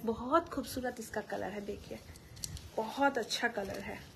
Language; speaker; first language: Hindi; non-native, local second language; Bangla